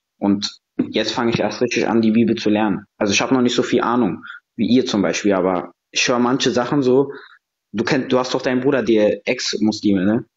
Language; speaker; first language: German; early bilingual, other home language; Serbian